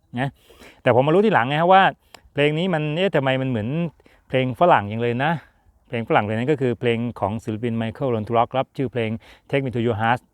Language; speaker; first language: Thai; native; Thai